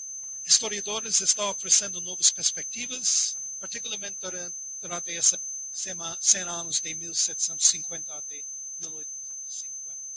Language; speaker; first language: Portuguese; non-native, fluent; English